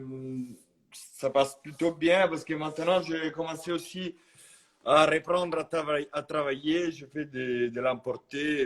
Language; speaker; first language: French; non-native, fluent; Italian